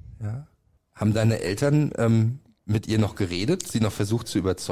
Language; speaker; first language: German; native; German